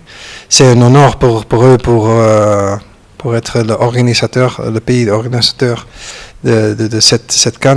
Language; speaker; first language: French; non-native, learner; Dutch